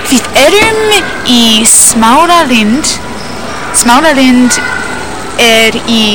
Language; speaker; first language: Icelandic; non-native, learner; English